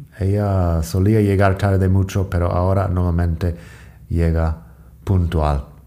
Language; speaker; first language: Spanish; non-native, fluent; English